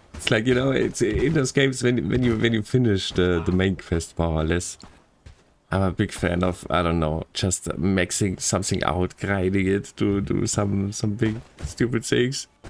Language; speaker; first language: English; non-native, fluent; German